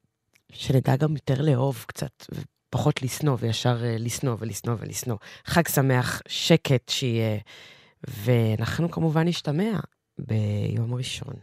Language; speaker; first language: Hebrew; native; Hebrew